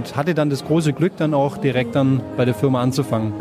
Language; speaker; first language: German; native; German